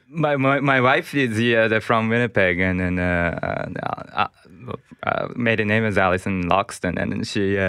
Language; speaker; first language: English; non-native, learner; Japanese